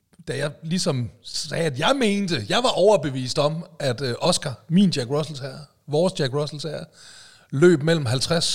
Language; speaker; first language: Danish; native; Danish